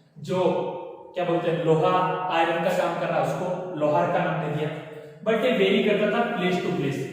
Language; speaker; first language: Hindi; native; Hindi